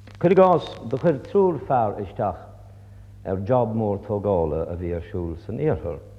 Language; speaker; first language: Irish; native; Irish